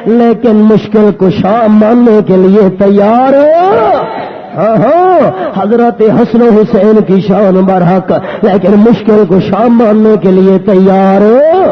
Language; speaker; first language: Urdu; non-native, local second language; Pashto